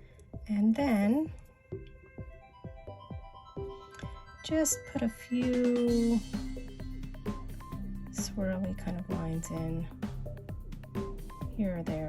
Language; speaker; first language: English; native; English